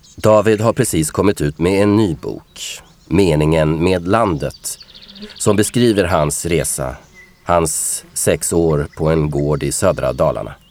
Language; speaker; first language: Swedish; native; Swedish